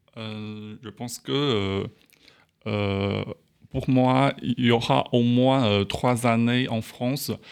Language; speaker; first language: French; non-native, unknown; Chinese